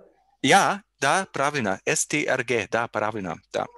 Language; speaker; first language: Russian; non-native, learner; German